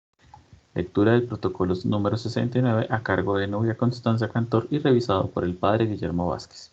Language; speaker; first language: Spanish; native; Spanish